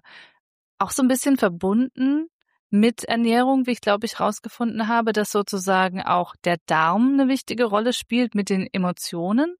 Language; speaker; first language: German; native; German